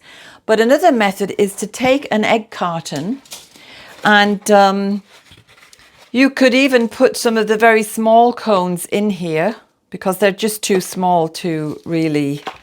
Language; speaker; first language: English; native; English